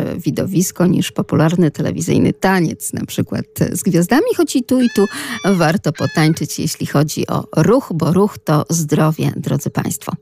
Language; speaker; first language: Polish; native; Polish